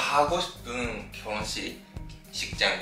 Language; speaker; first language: Korean; non-native, fluent; Japanese